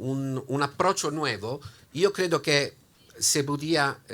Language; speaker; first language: Spanish; non-native, learner; Italian